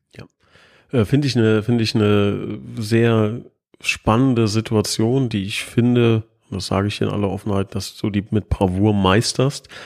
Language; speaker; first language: German; native; German